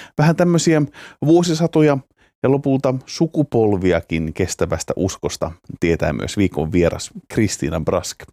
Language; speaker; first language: Finnish; native; Finnish